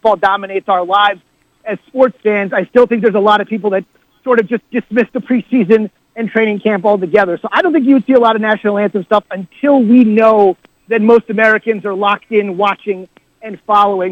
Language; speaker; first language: English; native; English